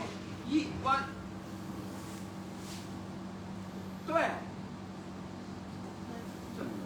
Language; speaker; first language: Chinese; native; Chinese